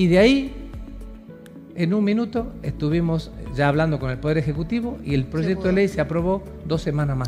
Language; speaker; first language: Spanish; native; Spanish